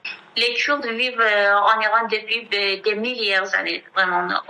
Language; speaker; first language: French; non-native, fluent; Kurdish